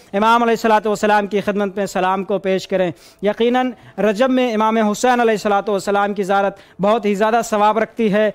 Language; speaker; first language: Urdu; native; Urdu